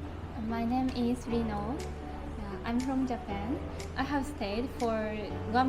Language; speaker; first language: English; non-native, learner; Japanese